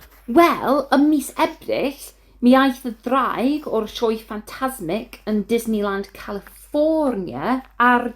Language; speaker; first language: Welsh; non-native, learner; English